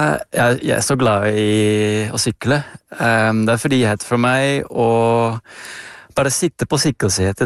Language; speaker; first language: Norwegian; non-native, fluent; Dutch